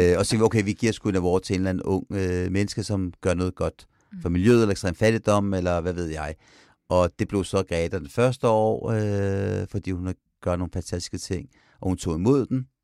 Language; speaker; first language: Danish; early bilingual, other home language; Persian